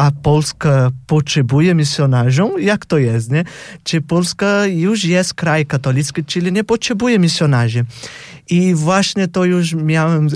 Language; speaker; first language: Polish; non-native, fluent; Portuguese